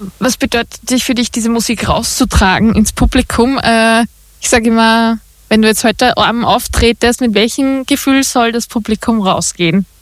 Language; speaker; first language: German; native; German